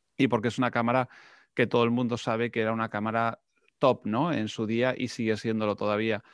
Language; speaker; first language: Spanish; native; Spanish